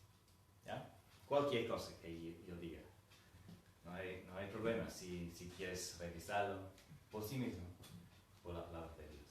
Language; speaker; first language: Spanish; non-native, fluent; English